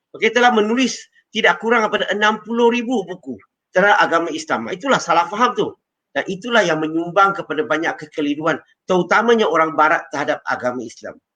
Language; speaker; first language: Malay; non-native, local second language; Chinese